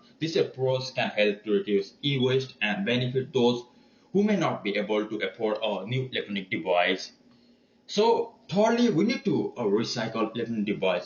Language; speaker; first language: English; non-native, learner; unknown